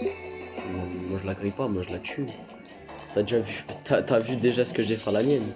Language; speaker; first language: French; native; French